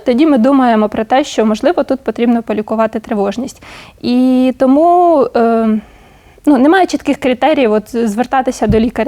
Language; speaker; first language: Ukrainian; native; Ukrainian